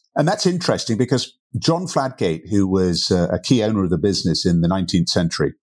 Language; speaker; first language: English; native; English